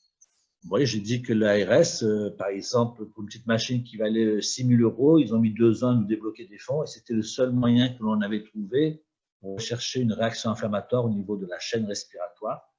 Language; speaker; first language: French; native; French